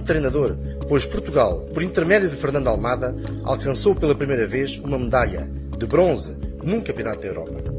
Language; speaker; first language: Portuguese; native; Portuguese